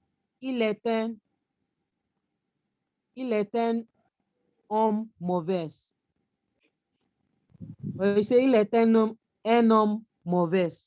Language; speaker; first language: French; non-native, fluent; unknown